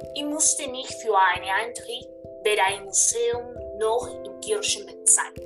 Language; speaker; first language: German; non-native, learner; Spanish